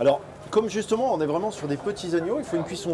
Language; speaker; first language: French; native; French